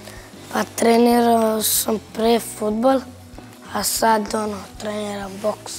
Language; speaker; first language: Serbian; non-native, local second language; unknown